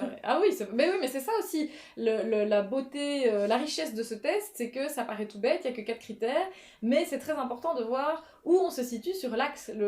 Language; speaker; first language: French; native; French